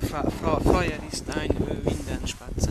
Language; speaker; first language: German; non-native, learner; Hungarian